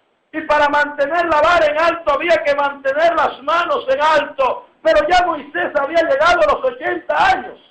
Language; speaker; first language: Spanish; native; Spanish